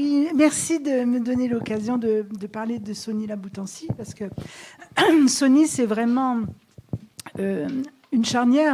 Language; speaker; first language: French; native; French